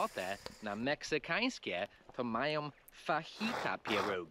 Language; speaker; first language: Polish; non-native, fluent; English